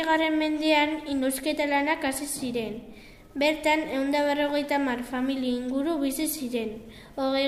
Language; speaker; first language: Basque; non-native, local second language; Spanish